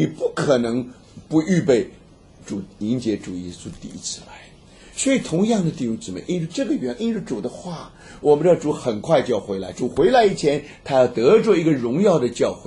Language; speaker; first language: Chinese; native; Chinese